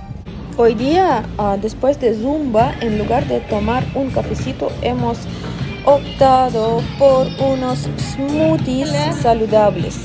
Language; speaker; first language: Spanish; non-native, fluent; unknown